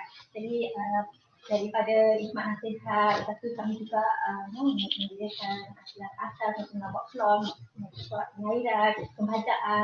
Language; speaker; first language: Malay; native; Malay